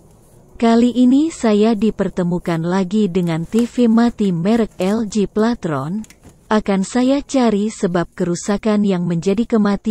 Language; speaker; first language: Indonesian; native; Indonesian